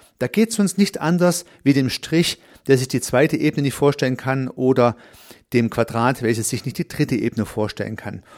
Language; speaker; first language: German; native; German